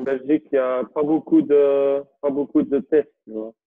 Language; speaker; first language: French; non-native, local second language; Dutch